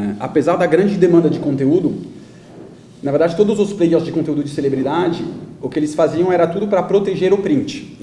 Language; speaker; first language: Portuguese; non-native, fluent; French